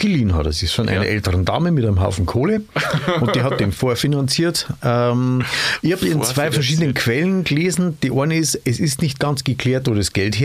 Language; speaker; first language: German; native; German